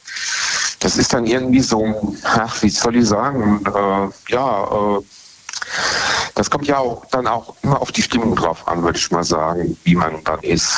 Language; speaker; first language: German; native; German